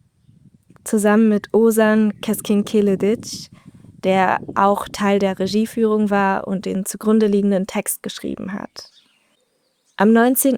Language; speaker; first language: German; native; German